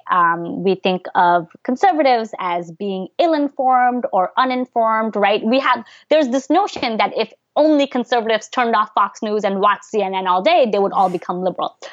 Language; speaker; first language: English; early bilingual, other home language; Bangla